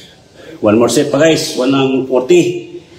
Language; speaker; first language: Filipino; native; Filipino